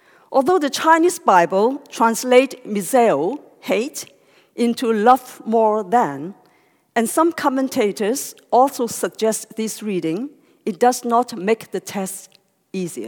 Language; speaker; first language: English; non-native, local second language; Cantonese